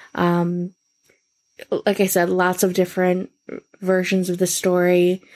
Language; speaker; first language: English; native; English